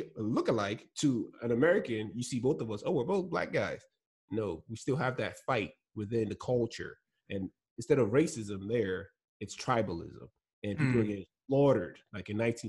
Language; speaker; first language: English; non-native, local second language; Igbo